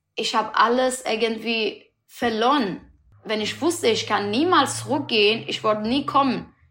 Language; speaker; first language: German; non-native, learner; Persian